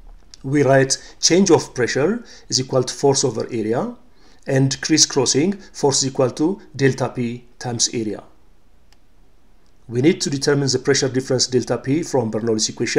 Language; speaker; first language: English; non-native, local second language; Amharic